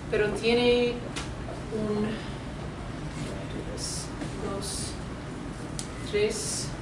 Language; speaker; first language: Spanish; non-native, fluent; English